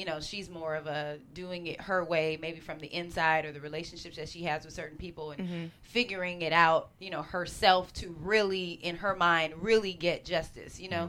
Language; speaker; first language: English; native; English